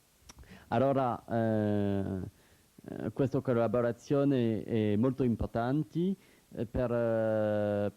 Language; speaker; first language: Italian; non-native, learner; French